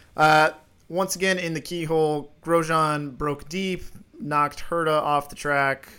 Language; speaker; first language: English; native; English